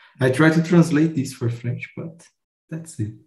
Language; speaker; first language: English; non-native, fluent; Portuguese